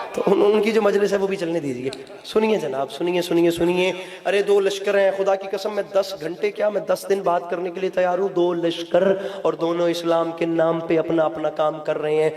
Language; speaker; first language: Urdu; non-native, local second language; Punjabi